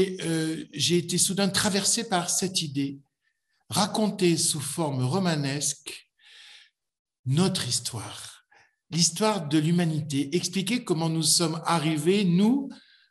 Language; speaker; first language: French; native; French